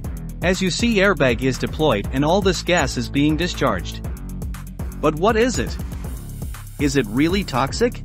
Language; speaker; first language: English; non-native, fluent; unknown